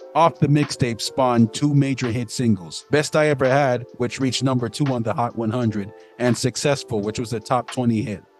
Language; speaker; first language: English; native; English